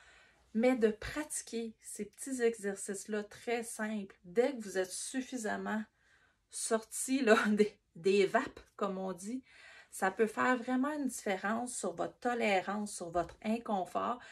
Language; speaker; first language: French; native; French